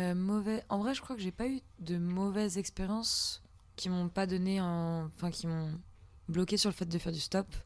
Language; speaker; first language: French; native; French